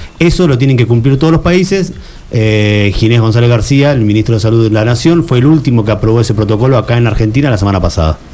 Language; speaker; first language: Spanish; native; Spanish